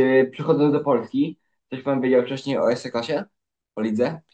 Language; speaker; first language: Polish; native; Polish